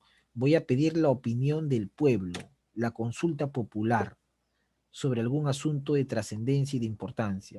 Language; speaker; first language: Spanish; native; Spanish